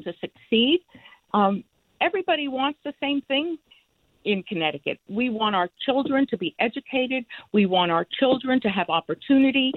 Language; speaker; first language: English; non-native, fluent; Spanish